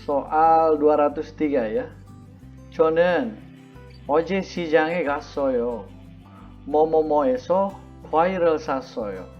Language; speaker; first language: Korean; non-native, learner; Indonesian